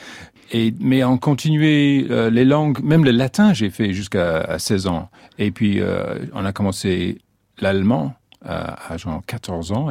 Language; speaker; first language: French; non-native, fluent; English